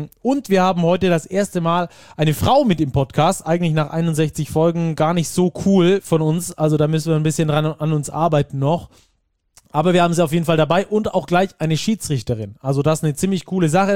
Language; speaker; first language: German; native; German